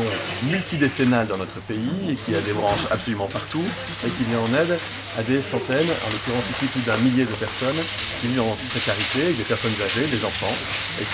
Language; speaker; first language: French; native; French